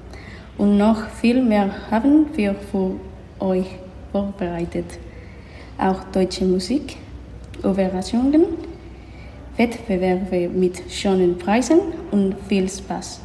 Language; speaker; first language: German; non-native, learner; Spanish